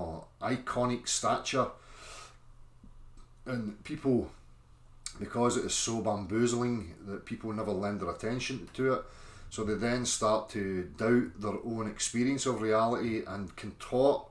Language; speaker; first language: English; native; English